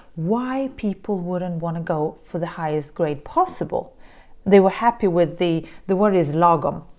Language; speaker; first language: English; early bilingual, other home language; Polish